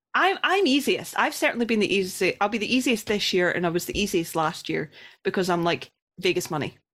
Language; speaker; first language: English; native; English